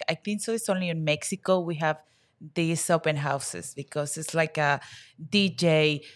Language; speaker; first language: English; non-native, learner; Spanish